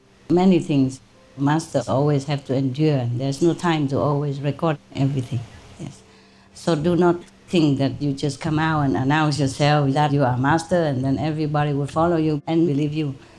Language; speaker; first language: English; non-native, fluent; Vietnamese